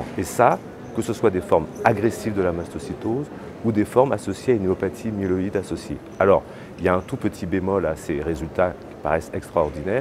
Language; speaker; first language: French; native; French